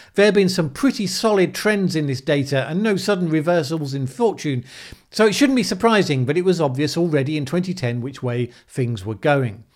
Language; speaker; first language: English; native; English